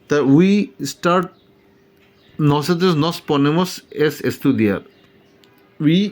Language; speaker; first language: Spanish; non-native, fluent; Bangla